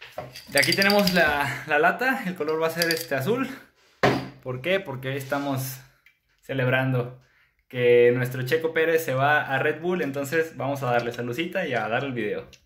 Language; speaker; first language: Spanish; native; Spanish